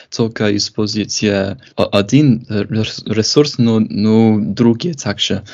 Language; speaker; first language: Russian; non-native, fluent; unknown